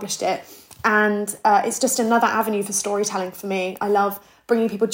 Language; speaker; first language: English; native; English